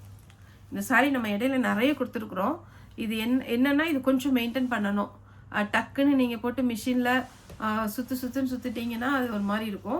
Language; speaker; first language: Tamil; native; Tamil